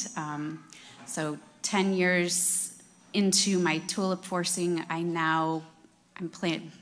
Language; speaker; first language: English; native; English